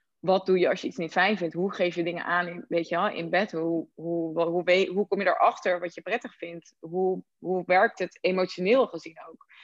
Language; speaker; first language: Dutch; native; Dutch